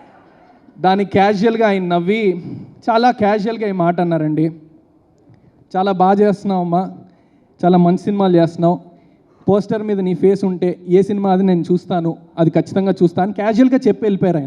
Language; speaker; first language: Telugu; native; Telugu